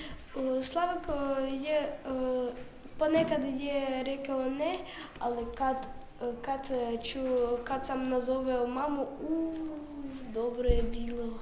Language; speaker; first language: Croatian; non-native, learner; Ukrainian